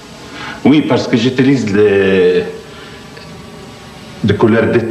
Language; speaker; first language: French; non-native, fluent; Arabic